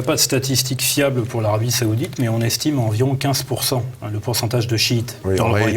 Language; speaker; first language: French; native; French